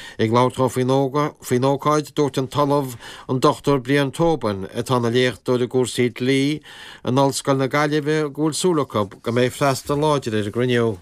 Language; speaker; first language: Irish; native; Irish